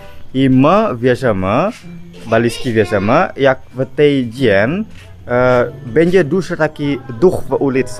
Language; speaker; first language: Polish; non-native, learner; Balinese